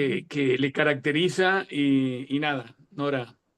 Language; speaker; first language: Spanish; native; Spanish